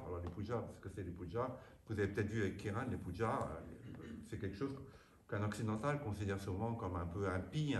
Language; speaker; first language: French; native; French